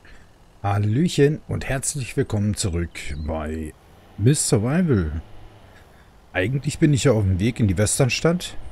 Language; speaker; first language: German; native; German